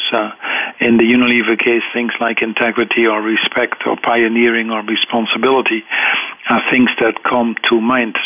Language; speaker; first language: English; non-native, fluent; Dutch